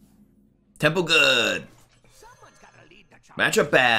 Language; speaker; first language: English; native; English